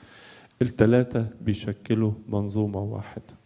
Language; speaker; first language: Arabic; native; Arabic